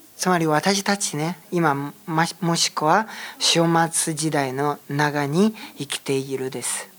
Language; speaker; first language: Japanese; non-native, fluent; Chinese